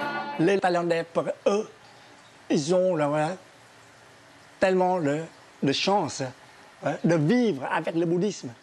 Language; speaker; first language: French; non-native, fluent; Vietnamese